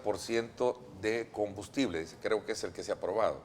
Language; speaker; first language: Spanish; native; Spanish